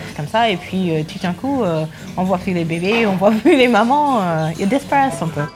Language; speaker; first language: French; non-native, fluent; English